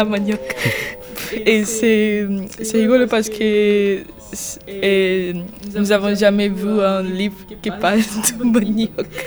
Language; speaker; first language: French; non-native, learner; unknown